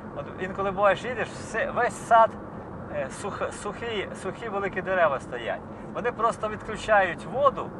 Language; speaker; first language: Ukrainian; non-native, local second language; Russian